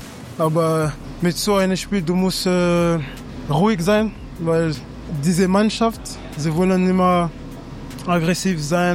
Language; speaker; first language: German; non-native, fluent; French